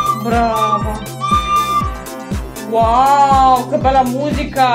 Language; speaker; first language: Italian; non-native, fluent; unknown